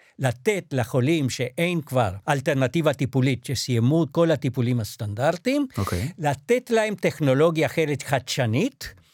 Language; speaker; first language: Hebrew; non-native, fluent; Spanish